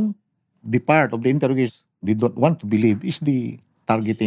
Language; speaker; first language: English; non-native, local second language; Pangasinan